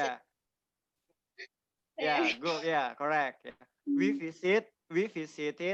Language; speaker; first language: English; non-native, fluent; Indonesian